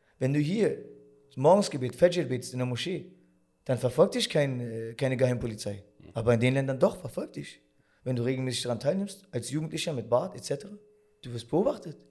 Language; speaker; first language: German; early bilingual, other home language; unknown